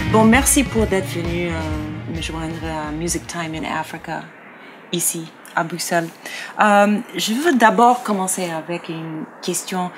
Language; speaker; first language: French; non-native, fluent; English